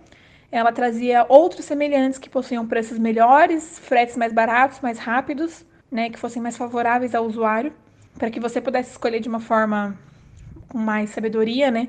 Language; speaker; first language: Portuguese; native; Portuguese